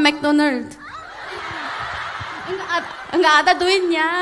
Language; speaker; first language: Indonesian; non-native, fluent; Korean